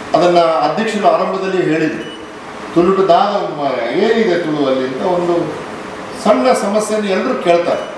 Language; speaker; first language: Kannada; non-native, local second language; Tulu